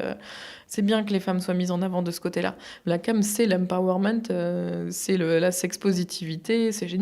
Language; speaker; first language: French; native; French